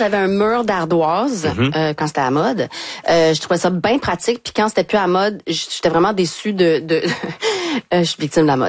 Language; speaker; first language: French; native; French